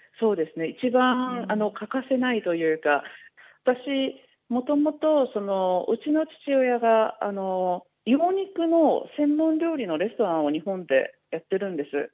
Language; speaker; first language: Japanese; native; Japanese